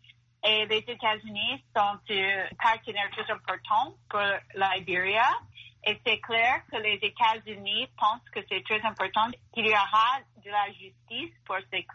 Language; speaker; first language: French; non-native, fluent; English